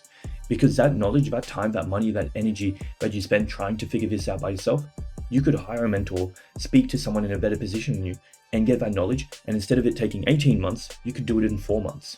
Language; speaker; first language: English; native; English